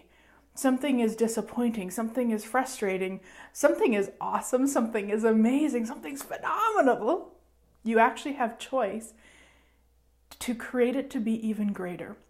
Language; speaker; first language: English; native; English